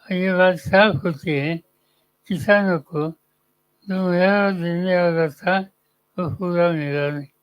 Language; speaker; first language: Hindi; non-native, local second language; Marathi